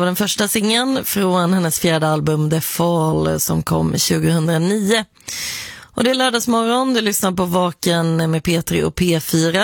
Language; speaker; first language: Swedish; native; Swedish